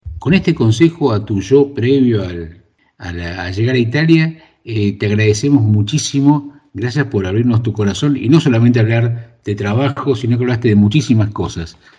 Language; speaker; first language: Spanish; native; Spanish